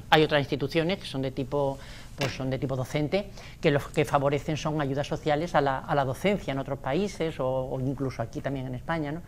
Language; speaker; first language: Spanish; native; Spanish